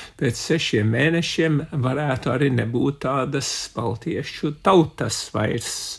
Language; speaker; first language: Latvian; early bilingual, heritage; Latvian